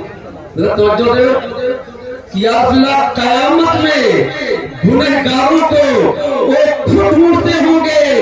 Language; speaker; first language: Urdu; native; Urdu